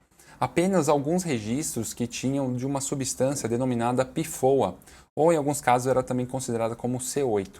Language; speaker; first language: Portuguese; native; Portuguese